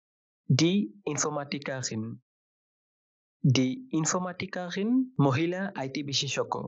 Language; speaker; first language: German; non-native, fluent; Bangla